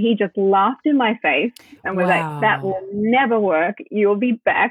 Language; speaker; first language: English; native; English